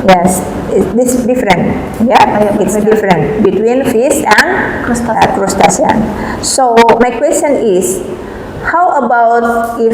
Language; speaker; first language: English; non-native, fluent; Indonesian